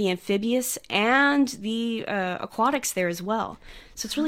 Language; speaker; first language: English; native; English